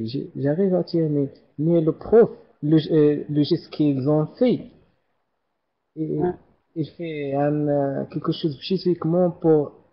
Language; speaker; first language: French; non-native, learner; Arabic